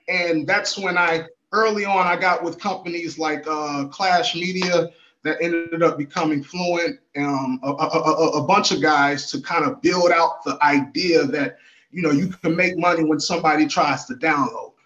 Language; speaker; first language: English; native; English